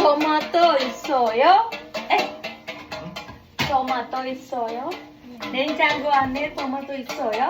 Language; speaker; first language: Korean; non-native, learner; Sinhala